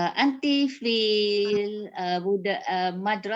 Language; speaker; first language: Arabic; non-native, learner; Malay